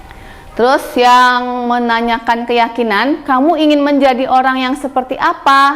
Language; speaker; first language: Indonesian; native; Indonesian